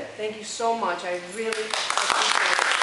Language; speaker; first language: English; early bilingual, other home language; Spanish